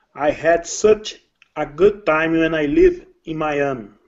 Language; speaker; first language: English; non-native, learner; Portuguese